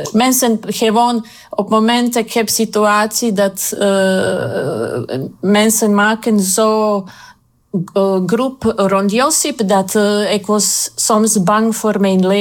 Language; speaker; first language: Dutch; non-native, learner; Croatian